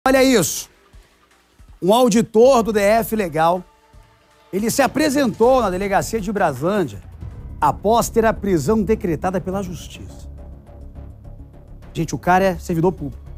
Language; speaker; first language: Portuguese; native; Portuguese